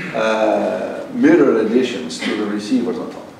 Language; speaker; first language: English; non-native, fluent; Portuguese